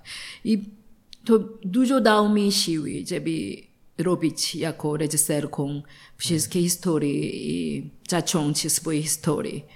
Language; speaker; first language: Polish; non-native, learner; Korean